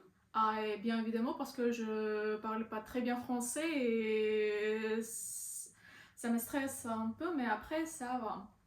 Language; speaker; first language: French; non-native, learner; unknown